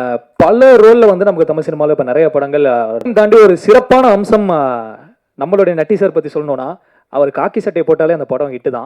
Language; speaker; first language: Tamil; native; Tamil